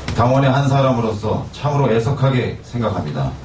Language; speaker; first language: Korean; native; Korean